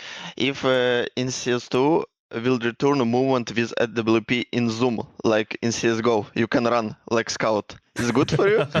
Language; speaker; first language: English; non-native, learner; Russian